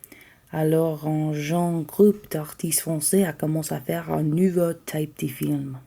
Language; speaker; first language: French; non-native, learner; English